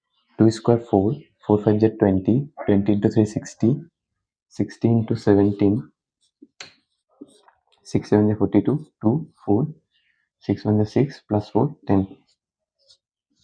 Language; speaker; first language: English; non-native, local second language; Hindi